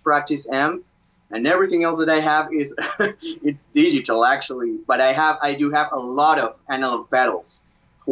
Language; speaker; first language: English; non-native, fluent; Spanish